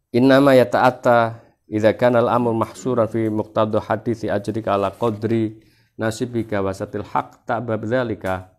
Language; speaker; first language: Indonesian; non-native, local second language; Javanese